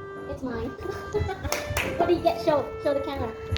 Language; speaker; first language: English; non-native, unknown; Thai